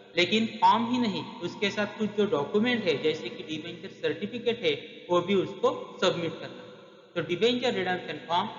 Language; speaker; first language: Hindi; non-native, local second language; Marathi